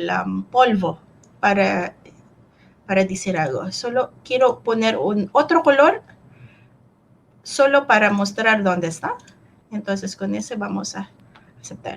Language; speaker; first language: Spanish; non-native, fluent; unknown